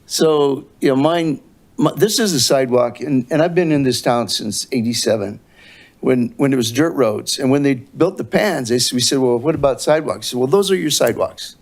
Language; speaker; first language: English; native; English